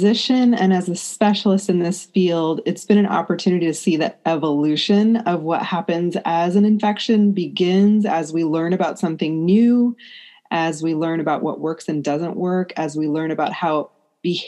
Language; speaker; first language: English; native; English